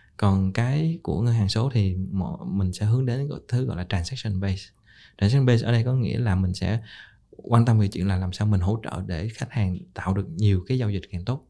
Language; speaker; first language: Vietnamese; native; Vietnamese